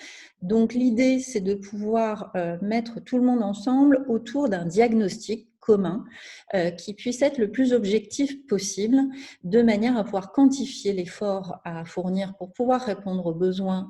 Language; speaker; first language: French; native; French